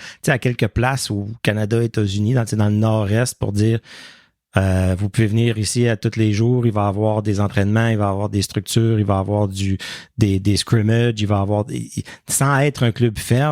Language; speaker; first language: French; native; French